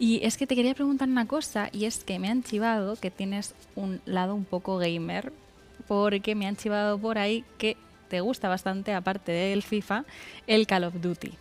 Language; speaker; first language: Spanish; native; Spanish